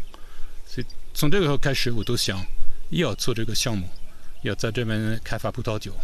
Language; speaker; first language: Chinese; non-native, fluent; French